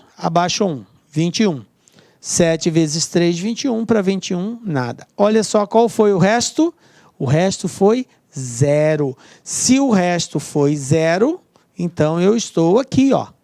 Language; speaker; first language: Portuguese; native; Portuguese